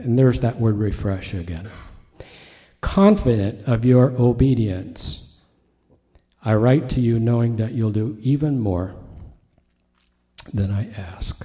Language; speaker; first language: English; native; English